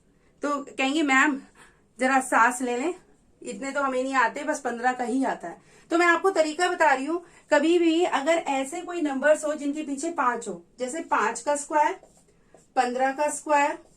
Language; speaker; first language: Hindi; native; Hindi